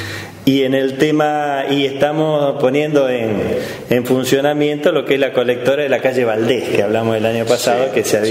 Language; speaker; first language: Spanish; native; Spanish